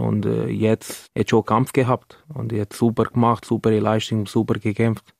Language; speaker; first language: German; non-native, learner; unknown